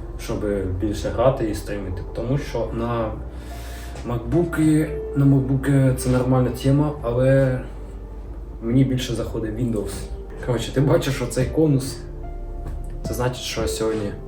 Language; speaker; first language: Ukrainian; non-native, local second language; Russian